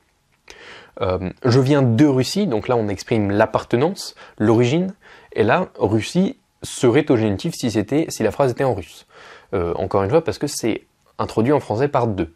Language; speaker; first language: French; native; French